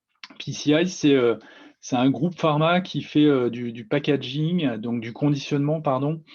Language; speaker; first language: French; native; French